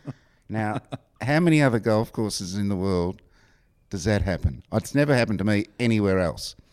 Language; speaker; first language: English; native; English